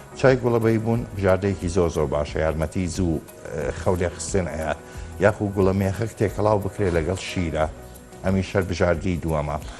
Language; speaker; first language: Central Kurdish; native; Central Kurdish